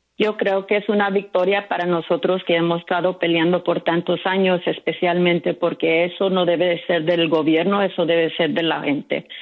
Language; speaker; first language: Spanish; early bilingual, heritage; Spanish